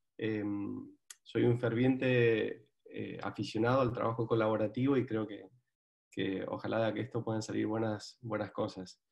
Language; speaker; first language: Spanish; native; Spanish